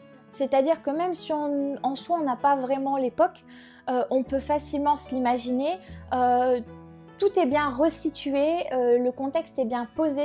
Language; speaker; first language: French; native; French